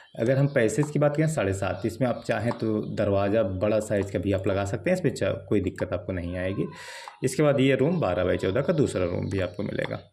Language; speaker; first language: Hindi; native; Hindi